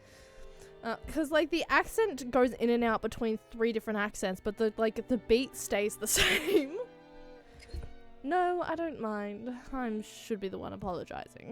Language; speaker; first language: English; native; English